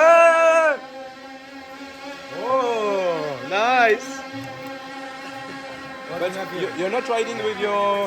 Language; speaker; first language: English; non-native, learner; French